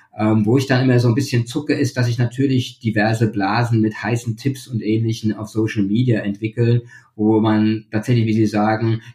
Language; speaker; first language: German; native; German